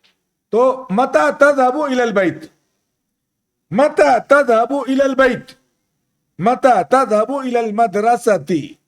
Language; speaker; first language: Arabic; non-native, fluent; Urdu